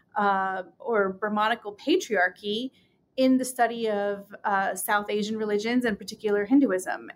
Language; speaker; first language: English; native; English